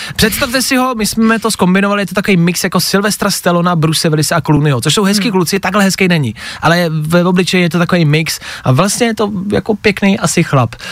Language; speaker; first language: Czech; native; Czech